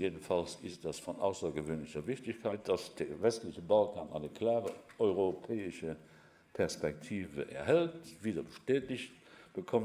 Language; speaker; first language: German; non-native, local second language; Luxembourgish